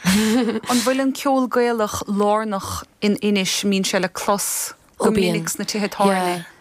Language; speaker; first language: Irish; native; Irish